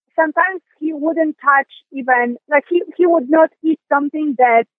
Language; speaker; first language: English; non-native, fluent; Polish